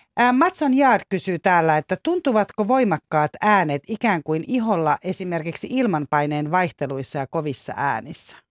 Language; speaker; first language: Finnish; native; Finnish